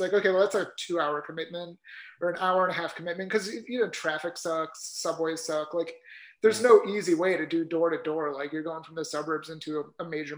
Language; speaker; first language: English; native; English